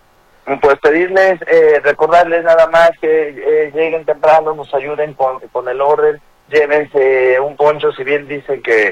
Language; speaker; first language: Spanish; native; Spanish